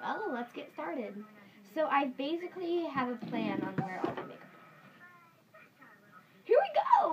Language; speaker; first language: English; native; English